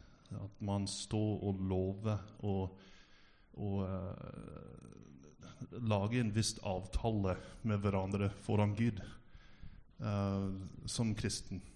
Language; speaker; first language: Norwegian; non-native, fluent; English